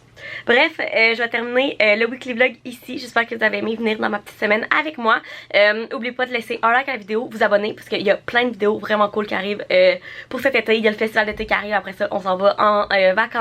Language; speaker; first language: French; native; French